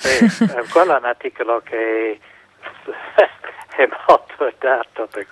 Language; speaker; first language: Italian; non-native, fluent; English